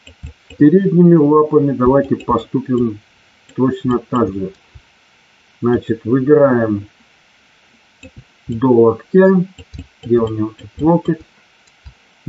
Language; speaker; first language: Russian; native; Russian